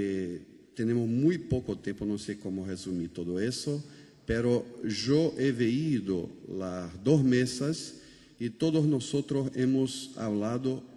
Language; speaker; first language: Spanish; non-native, fluent; Portuguese